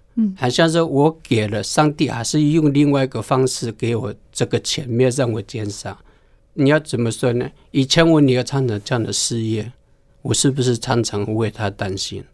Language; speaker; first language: Chinese; non-native, local second language; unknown